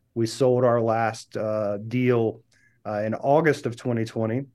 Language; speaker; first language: English; native; English